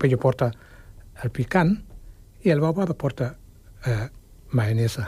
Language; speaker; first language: Catalan; non-native, fluent; Wolof